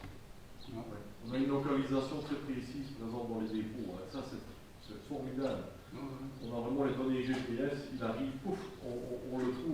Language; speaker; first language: French; native; French